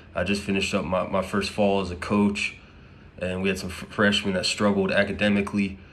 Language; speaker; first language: English; native; English